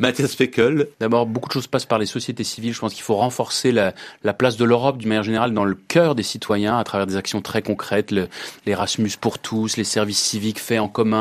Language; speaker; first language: French; native; French